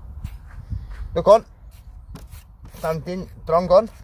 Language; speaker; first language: Thai; non-native, learner; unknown